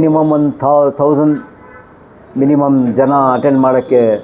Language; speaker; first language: Kannada; non-native, local second language; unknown